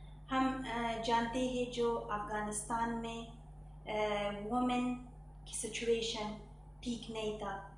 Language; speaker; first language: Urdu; non-native, learner; Persian